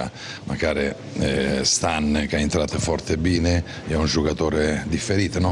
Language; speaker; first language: Romanian; non-native, fluent; Italian